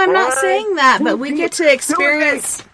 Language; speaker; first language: English; native; English